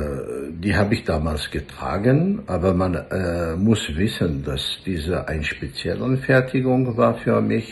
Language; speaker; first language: German; non-native, fluent; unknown